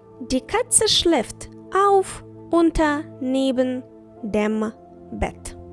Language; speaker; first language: German; non-native, fluent; Ukrainian